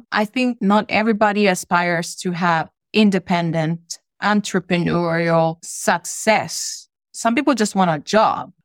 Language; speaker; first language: English; non-native, fluent; Spanish